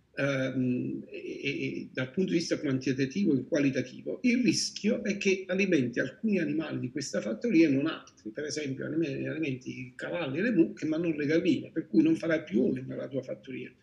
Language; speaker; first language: Italian; native; Italian